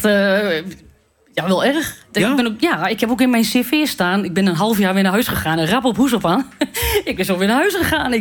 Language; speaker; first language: Dutch; native; Dutch